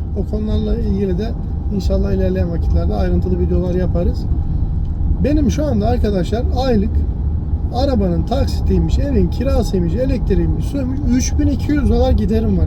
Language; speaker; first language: Turkish; early bilingual, heritage; Turkish